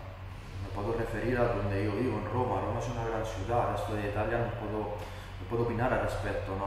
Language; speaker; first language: Spanish; non-native, fluent; Italian